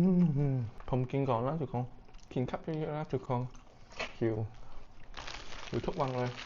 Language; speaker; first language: Thai; non-native, learner; Cantonese